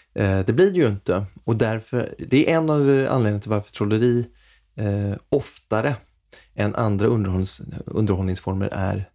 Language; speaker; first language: Swedish; native; Swedish